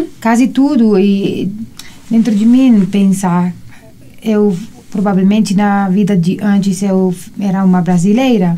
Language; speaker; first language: Portuguese; non-native, learner; Italian